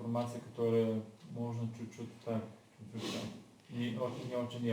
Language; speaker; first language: Russian; non-native, learner; Bulgarian